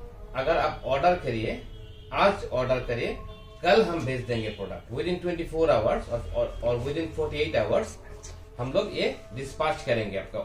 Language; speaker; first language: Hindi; non-native, learner; Bangla